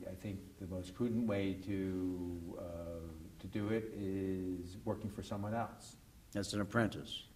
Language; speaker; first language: English; native; English